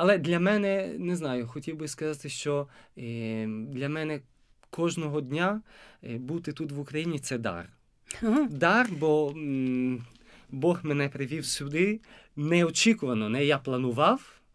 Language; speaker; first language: Ukrainian; non-native, fluent; Italian